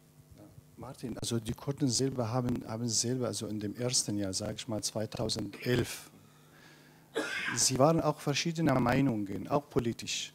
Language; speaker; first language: German; non-native, fluent; Kurdish